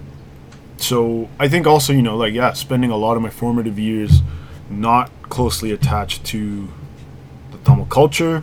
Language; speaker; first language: English; native; English